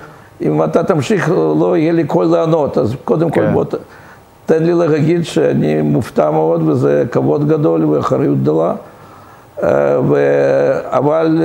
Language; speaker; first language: Hebrew; non-native, fluent; Russian